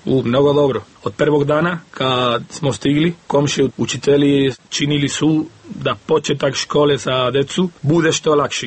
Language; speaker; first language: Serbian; non-native, learner; Spanish